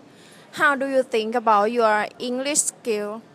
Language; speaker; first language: English; non-native, learner; Thai